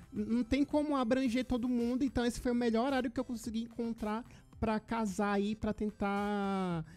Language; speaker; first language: Portuguese; native; Portuguese